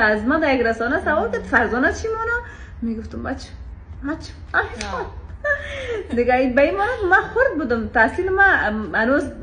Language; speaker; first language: Persian; native; Persian